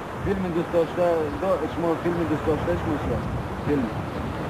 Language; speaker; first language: Persian; non-native, learner; Russian